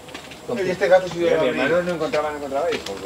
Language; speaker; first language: Spanish; native; Spanish